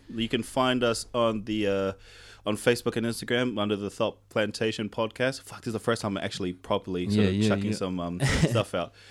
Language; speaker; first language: English; non-native, fluent; Tongan